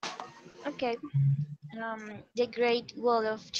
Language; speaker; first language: English; non-native, learner; Spanish